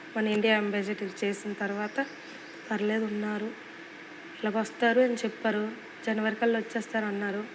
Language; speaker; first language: Telugu; native; Telugu